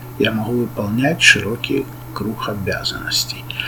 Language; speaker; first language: Russian; native; Russian